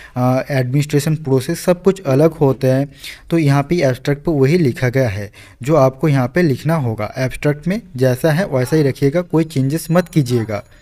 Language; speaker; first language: Hindi; non-native, local second language; Bangla